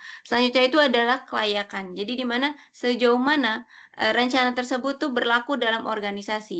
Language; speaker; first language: Indonesian; native; Indonesian